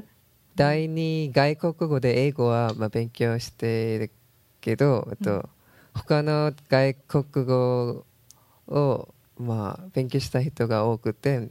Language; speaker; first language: Japanese; non-native, learner; Korean